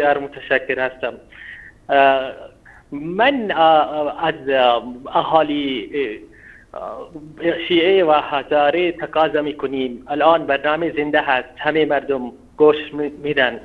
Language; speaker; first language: Persian; non-native, learner; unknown